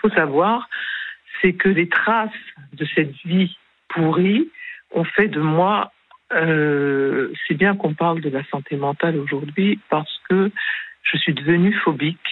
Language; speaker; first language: French; early bilingual, other home language; Spanish